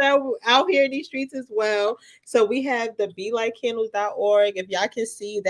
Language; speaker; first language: English; native; English